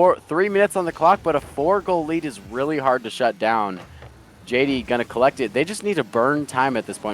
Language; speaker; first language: English; native; English